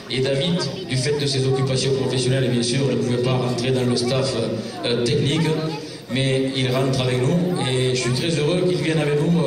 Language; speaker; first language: French; native; French